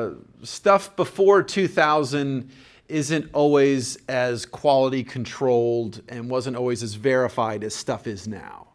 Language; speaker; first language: English; native; English